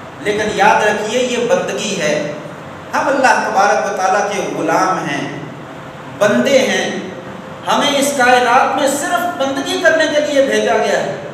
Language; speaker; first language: Urdu; non-native, local second language; Northern Hindko